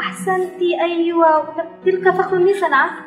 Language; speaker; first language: Arabic; non-native, learner; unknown